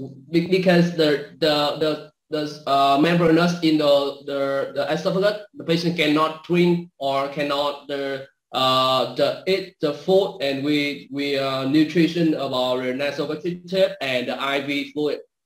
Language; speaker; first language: English; non-native, learner; Vietnamese